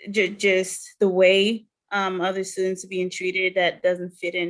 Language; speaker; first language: English; non-native, fluent; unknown